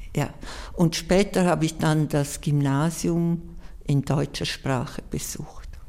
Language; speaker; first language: German; non-native, local second language; Romansh